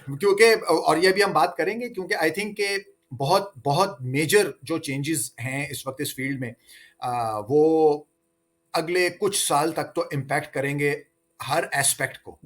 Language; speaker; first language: Urdu; native; Urdu